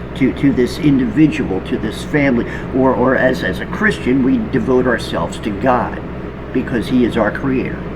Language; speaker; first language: English; native; English